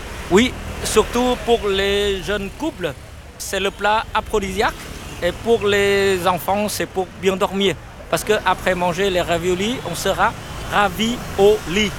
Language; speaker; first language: French; non-native, local second language; Vietnamese